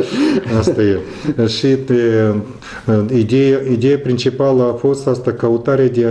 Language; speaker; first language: Romanian; non-native, local second language; Russian